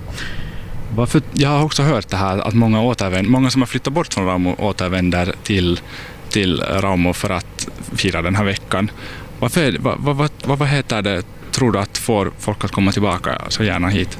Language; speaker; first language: Swedish; native; Swedish